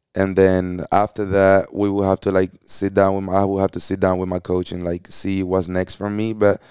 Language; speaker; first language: English; early bilingual, other home language; Spanish